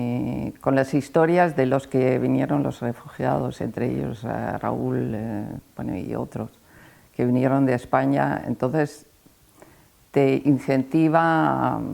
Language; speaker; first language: Spanish; non-native, fluent; Dutch